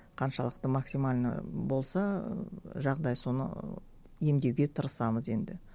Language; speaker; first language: Kazakh; native; Kazakh